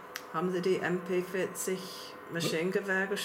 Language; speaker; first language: German; non-native, fluent; English